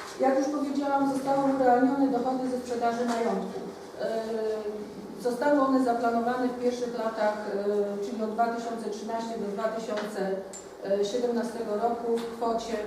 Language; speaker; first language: Polish; native; Polish